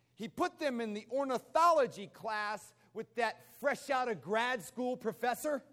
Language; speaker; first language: English; native; English